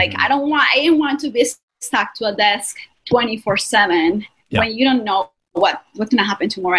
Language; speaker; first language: English; non-native, fluent; Spanish